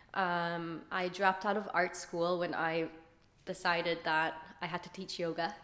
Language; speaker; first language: English; early bilingual, other home language; Hebrew